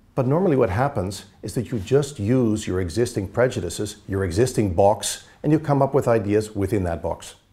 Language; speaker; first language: English; native; English